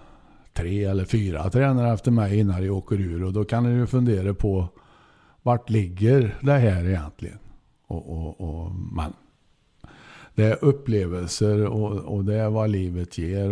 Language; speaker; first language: Swedish; native; Swedish